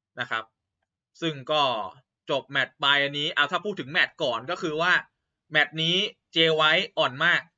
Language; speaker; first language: Thai; native; Thai